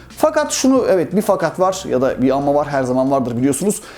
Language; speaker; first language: Turkish; native; Turkish